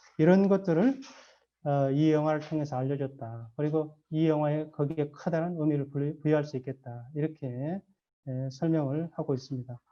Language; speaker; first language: Korean; native; Korean